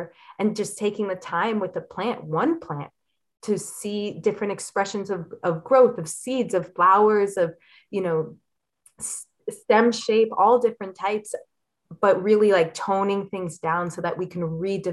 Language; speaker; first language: English; native; English